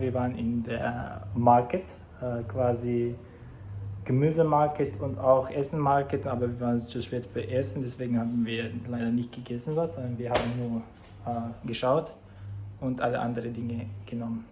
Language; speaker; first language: German; non-native, fluent; Croatian